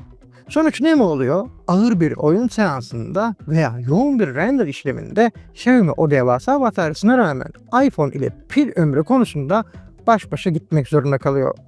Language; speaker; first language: Turkish; native; Turkish